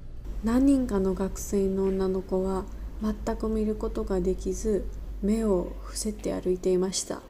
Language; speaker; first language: Japanese; non-native, learner; Georgian